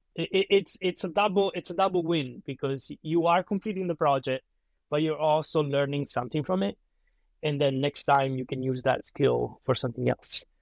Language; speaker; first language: English; non-native, fluent; Italian